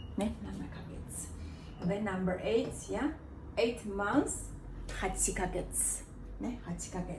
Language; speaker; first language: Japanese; non-native, fluent; Chinese